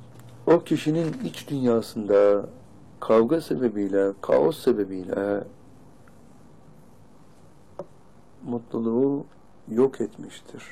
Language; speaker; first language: Turkish; native; Turkish